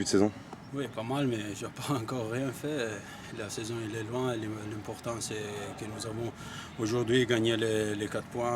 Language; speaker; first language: French; non-native, fluent; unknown